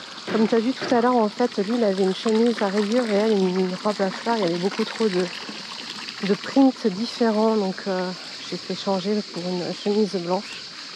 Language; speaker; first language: French; native; French